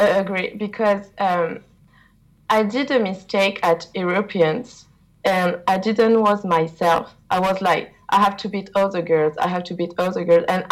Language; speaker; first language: English; non-native, learner; French